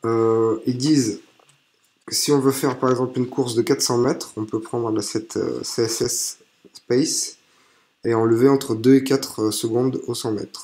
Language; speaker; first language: French; native; French